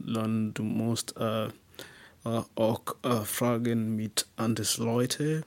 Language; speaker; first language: German; non-native, learner; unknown